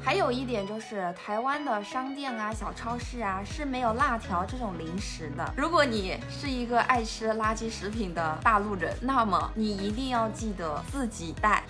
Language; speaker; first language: Chinese; native; Chinese